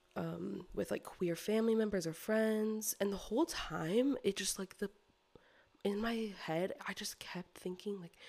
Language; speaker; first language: English; native; English